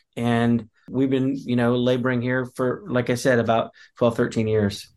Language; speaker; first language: English; native; English